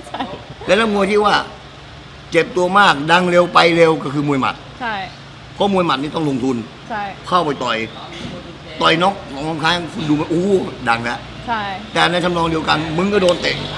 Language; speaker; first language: Thai; native; Thai